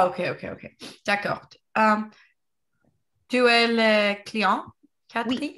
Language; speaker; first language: French; non-native, learner; English